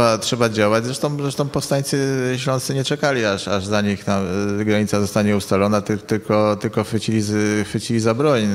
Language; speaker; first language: Polish; native; Polish